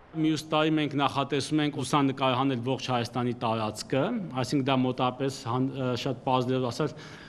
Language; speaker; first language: Armenian; native; Armenian